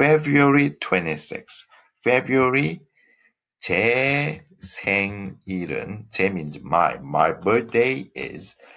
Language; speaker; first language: English; non-native, fluent; Korean